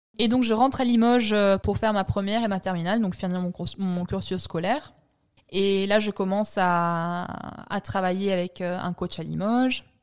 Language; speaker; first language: French; early bilingual, other home language; Italian